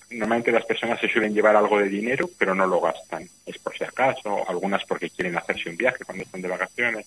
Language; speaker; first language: Spanish; native; Spanish